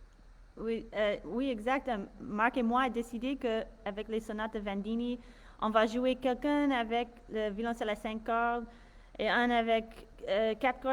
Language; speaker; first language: French; non-native, fluent; English